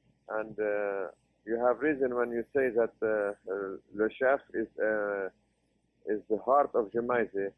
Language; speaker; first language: English; non-native, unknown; Arabic